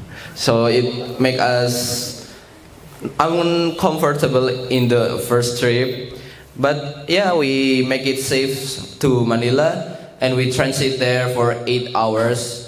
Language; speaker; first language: English; non-native, learner; Indonesian